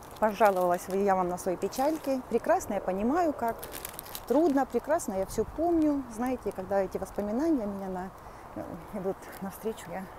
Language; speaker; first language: Russian; native; Russian